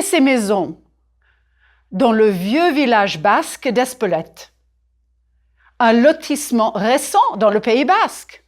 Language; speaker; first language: French; native; French